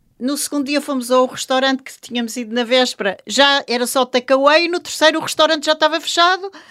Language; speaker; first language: Portuguese; non-native, local second language; French